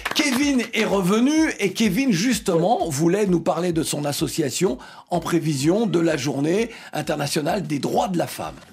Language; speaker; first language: French; native; French